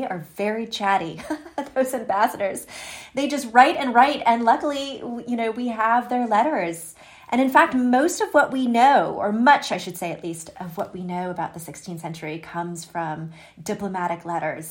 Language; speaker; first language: English; native; English